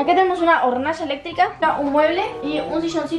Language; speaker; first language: Spanish; native; Spanish